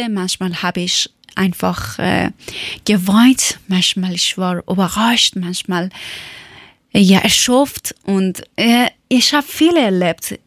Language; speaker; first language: German; non-native, learner; Persian